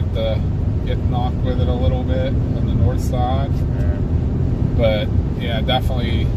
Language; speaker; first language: English; native; English